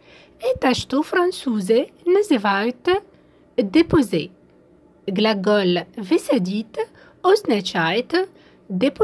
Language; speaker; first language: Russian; non-native, fluent; French